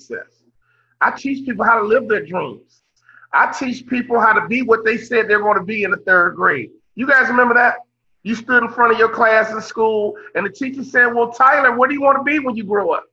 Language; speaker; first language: English; native; English